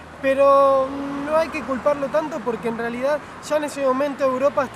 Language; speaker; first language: Spanish; native; Spanish